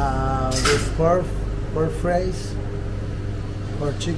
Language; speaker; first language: English; non-native, learner; Spanish